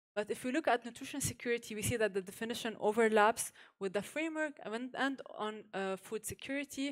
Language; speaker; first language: English; non-native, fluent; Arabic